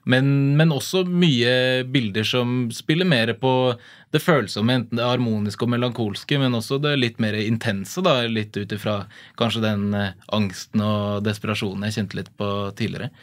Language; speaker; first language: Norwegian; native; Norwegian